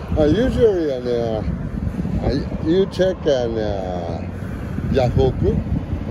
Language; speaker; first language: English; non-native, learner; Japanese